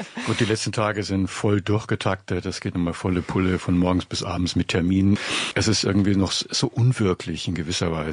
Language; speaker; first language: German; native; German